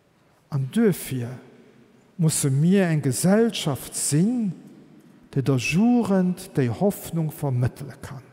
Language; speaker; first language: German; non-native, local second language; Luxembourgish